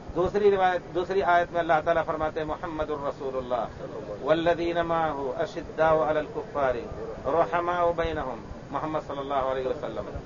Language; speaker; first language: Urdu; native; Urdu